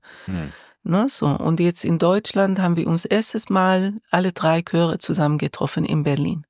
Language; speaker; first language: German; non-native, learner; Arabic